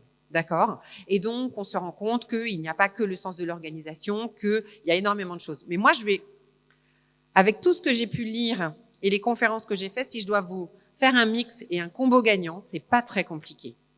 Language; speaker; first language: French; native; French